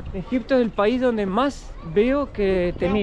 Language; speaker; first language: Spanish; native; Spanish